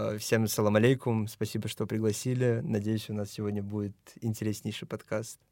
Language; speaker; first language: Russian; non-native, local second language; Tajik